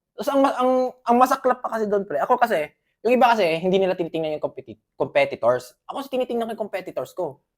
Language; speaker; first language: Filipino; non-native, local second language; Cebuano